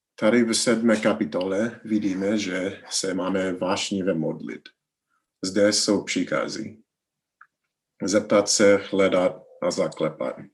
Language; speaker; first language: Czech; non-native, learner; English